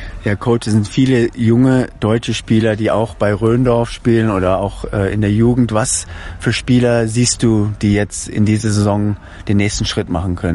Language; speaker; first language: German; native; German